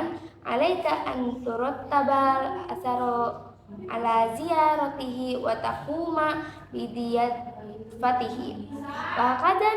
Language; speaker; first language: Arabic; non-native, learner; Indonesian